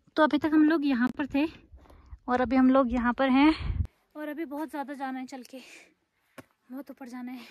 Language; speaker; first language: Hindi; native; Hindi